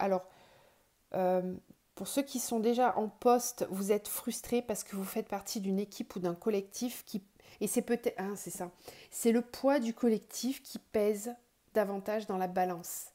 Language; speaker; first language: French; native; French